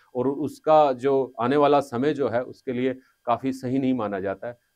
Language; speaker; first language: Hindi; native; Hindi